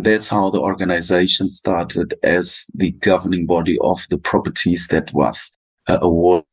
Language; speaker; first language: English; non-native, local second language; Afrikaans